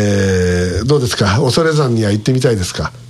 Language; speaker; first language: Japanese; native; Japanese